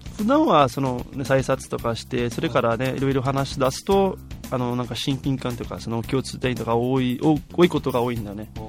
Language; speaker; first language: Japanese; non-native, fluent; Portuguese